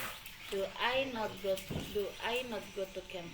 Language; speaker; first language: English; non-native, learner; Indonesian